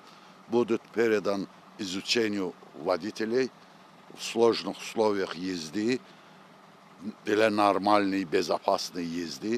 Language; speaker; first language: Russian; non-native, local second language; Azerbaijani